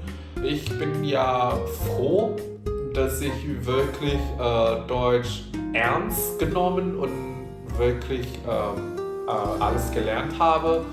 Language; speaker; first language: German; non-native, fluent; Indonesian